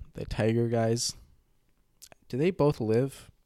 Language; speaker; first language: English; native; English